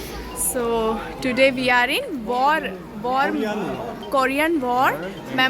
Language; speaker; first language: English; non-native, local second language; Hindi